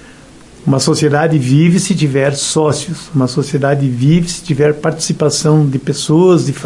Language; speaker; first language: Portuguese; native; Portuguese